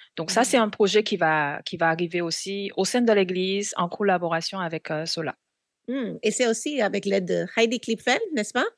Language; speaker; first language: French; non-native, fluent; Korean